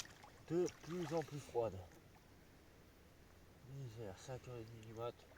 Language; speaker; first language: French; native; French